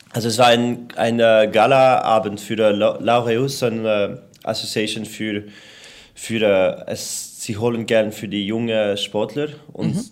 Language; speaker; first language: German; non-native, local second language; French